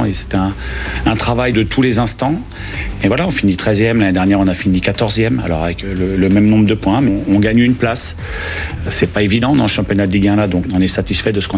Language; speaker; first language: French; native; French